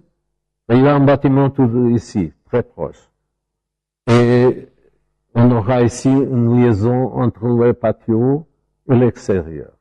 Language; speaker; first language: French; non-native, fluent; Portuguese